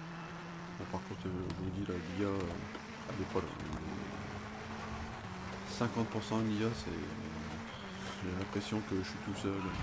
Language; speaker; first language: French; native; French